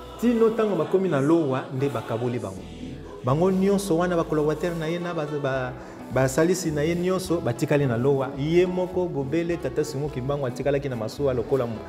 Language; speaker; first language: Lingala; non-native, local second language; Kongo